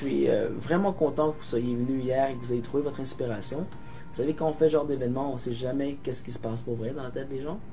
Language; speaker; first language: French; native; French